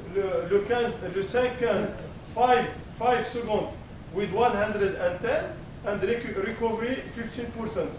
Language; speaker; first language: English; non-native, learner; Arabic